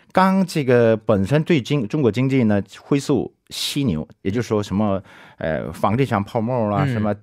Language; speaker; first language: Chinese; non-native, fluent; Korean